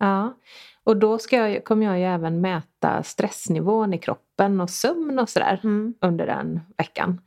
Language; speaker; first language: Swedish; native; Swedish